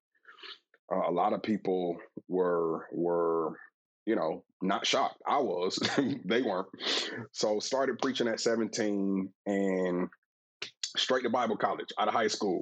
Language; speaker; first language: English; native; English